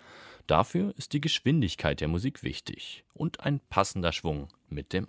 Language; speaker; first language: German; native; German